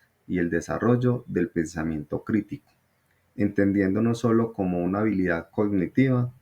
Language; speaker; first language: Spanish; native; Spanish